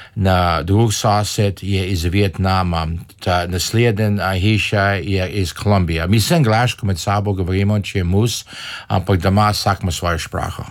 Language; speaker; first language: Slovenian; early bilingual, heritage; Slovenian